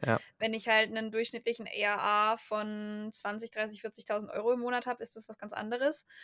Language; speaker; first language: German; native; German